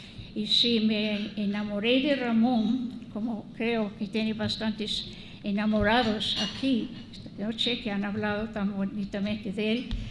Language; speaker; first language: Spanish; non-native, fluent; English